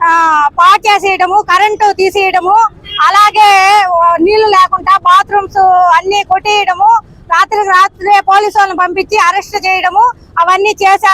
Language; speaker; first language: Telugu; native; Telugu